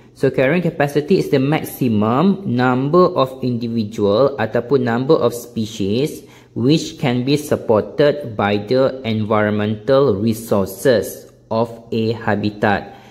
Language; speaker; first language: English; non-native, local second language; Malay